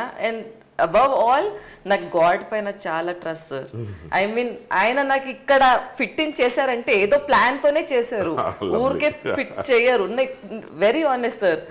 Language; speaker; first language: Telugu; non-native, local second language; Hindi